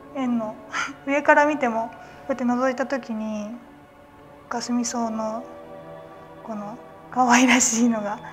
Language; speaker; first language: Japanese; native; Japanese